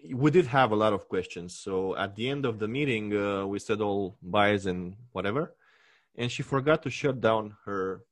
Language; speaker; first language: English; non-native, fluent; Romanian